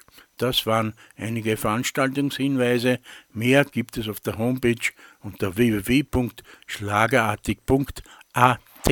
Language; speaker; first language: German; native; German